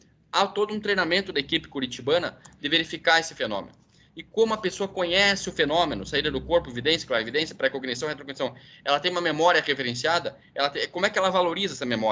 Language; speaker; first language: Portuguese; native; Portuguese